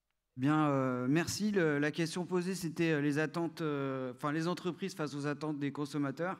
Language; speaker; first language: French; native; French